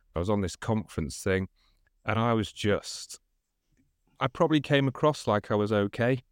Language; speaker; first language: English; native; English